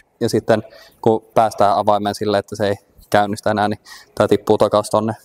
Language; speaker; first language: Finnish; early bilingual, heritage; Finnish